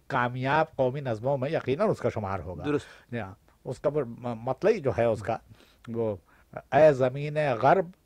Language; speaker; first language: Urdu; native; Urdu